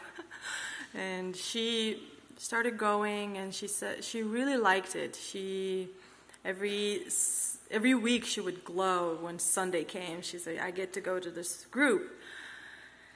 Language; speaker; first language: English; non-native, fluent; Kazakh